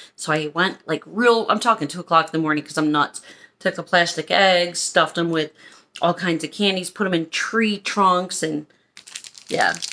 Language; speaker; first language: English; native; English